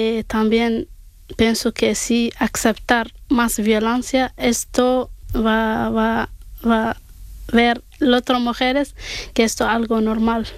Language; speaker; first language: Spanish; non-native, learner; Arabic